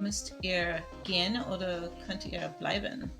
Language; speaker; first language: German; non-native, learner; Spanish